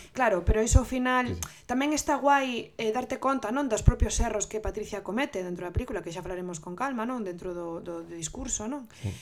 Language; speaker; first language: Galician; non-native, local second language; Spanish